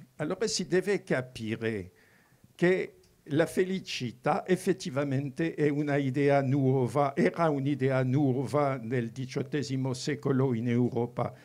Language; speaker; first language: Italian; non-native, fluent; French